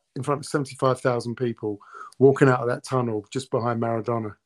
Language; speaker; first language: English; early bilingual, other home language; Italian